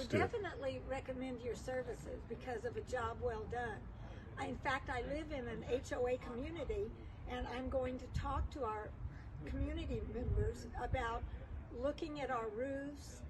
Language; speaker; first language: English; native; English